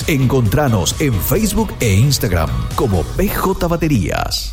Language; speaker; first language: Spanish; native; Spanish